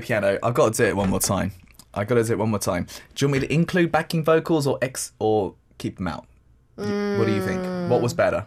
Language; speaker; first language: English; native; English